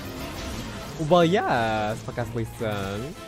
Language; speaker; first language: English; native; English